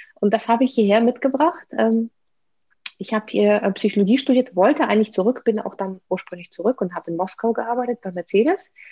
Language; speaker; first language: German; non-native, fluent; Russian